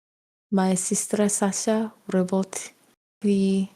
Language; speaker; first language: Russian; non-native, learner; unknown